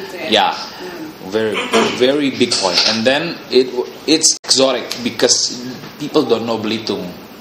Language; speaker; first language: English; non-native, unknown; Indonesian